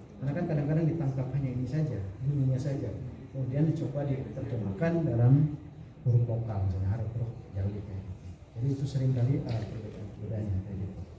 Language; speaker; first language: Indonesian; non-native, local second language; Sundanese